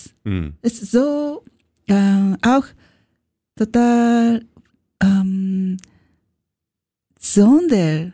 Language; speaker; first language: German; non-native, learner; Japanese